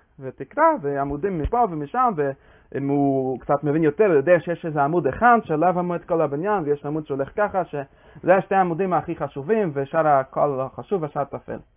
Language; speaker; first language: Hebrew; non-native, fluent; English